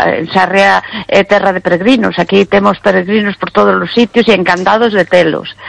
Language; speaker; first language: Galician; non-native, local second language; Spanish